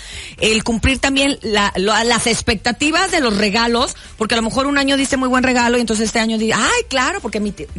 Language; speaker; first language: Spanish; native; Spanish